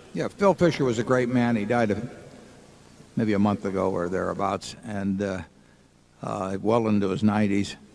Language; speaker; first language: English; native; English